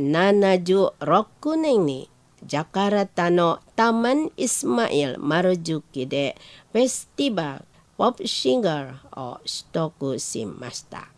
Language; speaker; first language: Japanese; non-native, learner; Indonesian